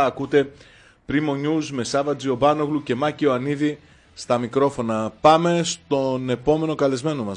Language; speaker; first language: Greek; native; Greek